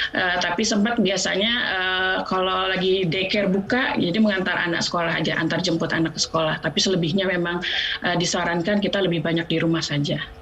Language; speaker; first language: Indonesian; native; Indonesian